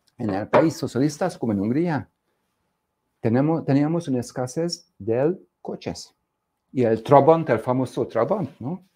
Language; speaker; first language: Spanish; non-native, fluent; Hungarian